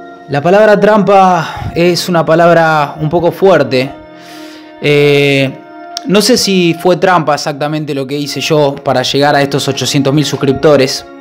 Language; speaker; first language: Spanish; native; Spanish